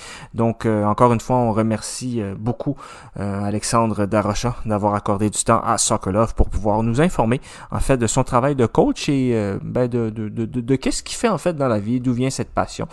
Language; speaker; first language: French; native; French